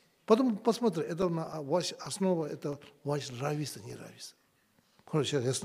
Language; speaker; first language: Russian; non-native, learner; Tibetan